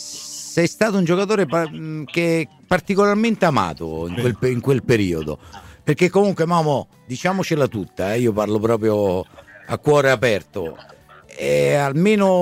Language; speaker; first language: Italian; native; Italian